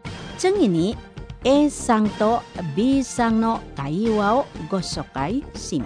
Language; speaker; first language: Japanese; non-native, fluent; Indonesian